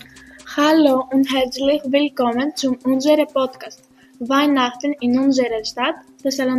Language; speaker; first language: German; non-native, learner; Greek